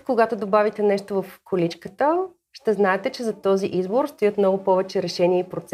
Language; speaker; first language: Bulgarian; native; Bulgarian